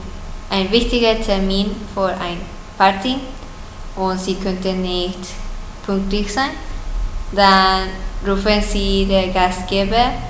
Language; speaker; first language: German; non-native, learner; Spanish